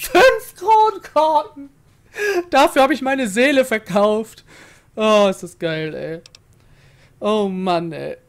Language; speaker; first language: German; native; German